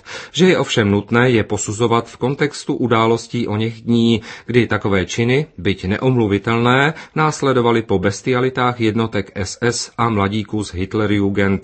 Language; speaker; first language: Czech; native; Czech